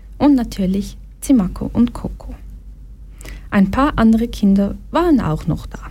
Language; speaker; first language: German; early bilingual, other home language; Portuguese